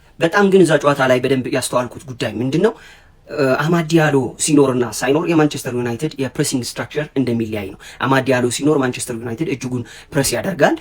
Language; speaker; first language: Amharic; native; Amharic